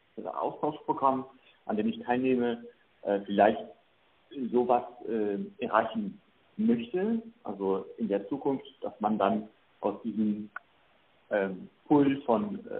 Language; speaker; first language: German; non-native, fluent; French